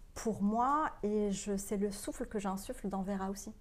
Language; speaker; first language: French; non-native, local second language; Arabic